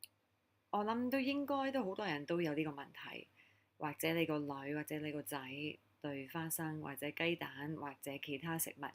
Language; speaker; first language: Cantonese; non-native, fluent; English